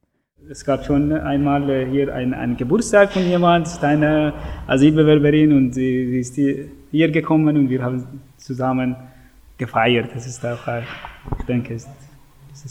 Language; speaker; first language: German; non-native, learner; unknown